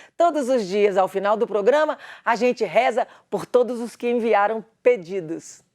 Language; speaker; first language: Portuguese; native; Portuguese